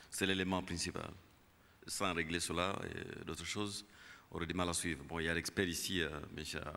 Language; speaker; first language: French; non-native, local second language; Kinyarwanda